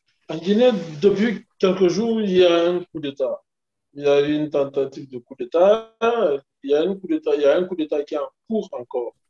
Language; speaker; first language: French; non-native, local second language; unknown